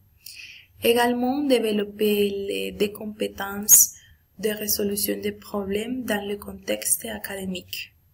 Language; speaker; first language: French; non-native, learner; Spanish